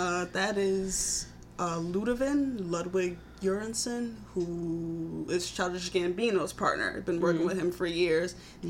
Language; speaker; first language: English; native; English